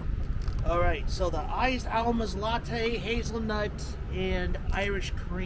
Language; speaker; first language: English; native; English